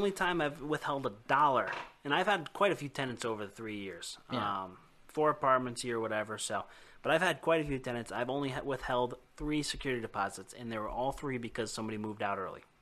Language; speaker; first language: English; native; English